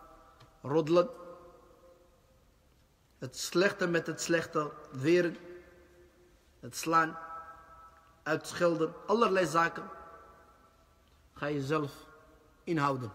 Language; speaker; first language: Dutch; early bilingual, other home language; Arabic